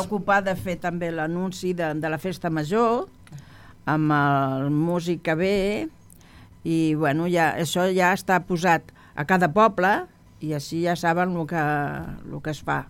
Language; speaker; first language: Catalan; non-native, local second language; Spanish